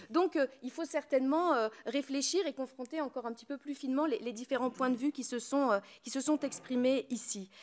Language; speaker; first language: French; native; French